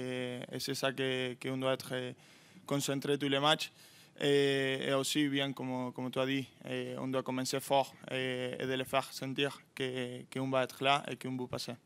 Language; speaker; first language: French; non-native, fluent; Spanish